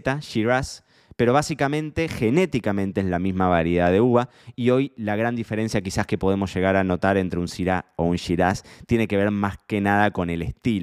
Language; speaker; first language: Spanish; native; Spanish